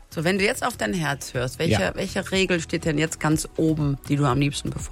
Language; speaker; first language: German; native; German